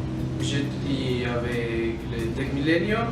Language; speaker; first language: French; non-native, learner; Spanish